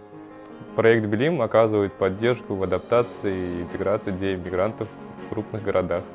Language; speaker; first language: Russian; early bilingual, other home language; Kyrgyz